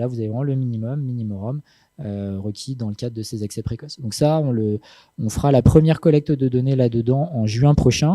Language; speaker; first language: French; native; French